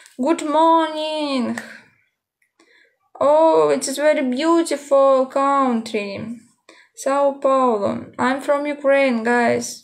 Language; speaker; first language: English; non-native, learner; Ukrainian